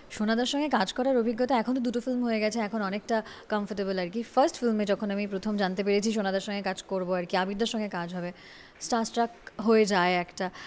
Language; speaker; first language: Bangla; native; Bangla